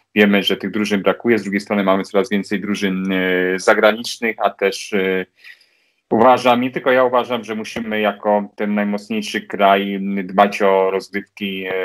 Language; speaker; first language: Polish; native; Polish